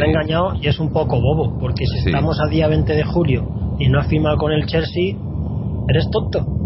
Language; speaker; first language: Spanish; native; Spanish